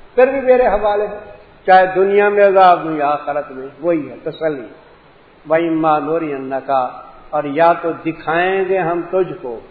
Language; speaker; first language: Urdu; non-native, local second language; Punjabi